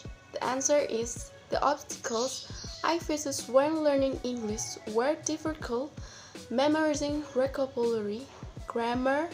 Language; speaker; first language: English; non-native, learner; Indonesian